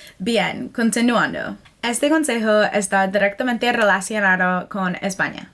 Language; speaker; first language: Spanish; non-native, fluent; English